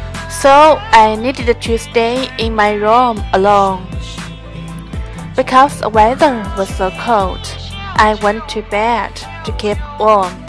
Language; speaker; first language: English; non-native, learner; Chinese